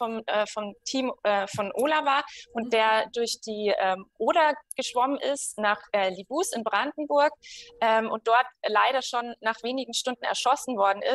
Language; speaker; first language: German; native; German